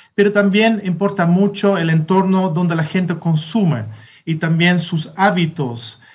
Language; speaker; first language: Spanish; non-native, fluent; Dutch